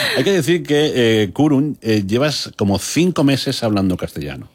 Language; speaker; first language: Spanish; native; Spanish